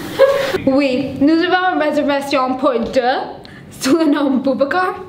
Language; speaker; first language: French; non-native, learner; English